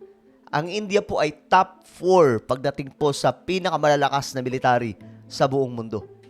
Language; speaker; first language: Filipino; native; Filipino